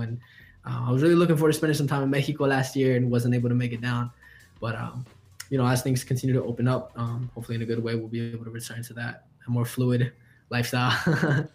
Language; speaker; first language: English; native; English